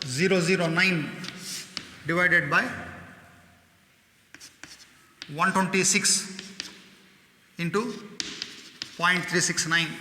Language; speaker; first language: English; non-native, local second language; Kannada